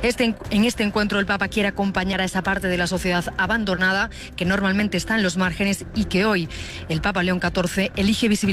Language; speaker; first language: Spanish; native; Spanish